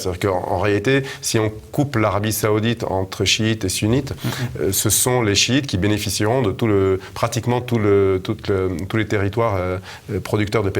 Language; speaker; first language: French; native; French